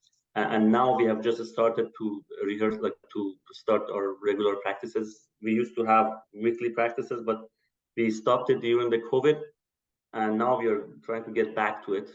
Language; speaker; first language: English; non-native, fluent; Persian